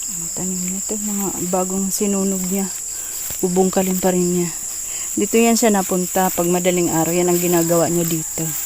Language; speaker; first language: Filipino; native; Filipino